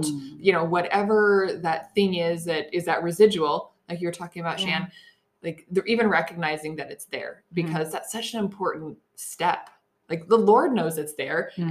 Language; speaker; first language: English; native; English